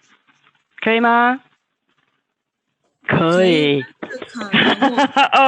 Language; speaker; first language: Chinese; non-native, fluent; German